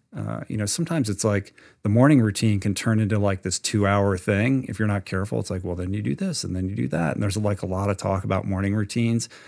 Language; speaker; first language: English; native; English